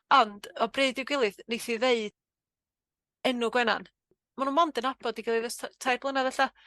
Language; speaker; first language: Welsh; native; Welsh